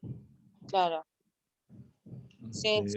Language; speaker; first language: Spanish; native; Spanish